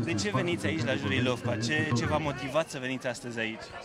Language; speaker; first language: Romanian; native; Romanian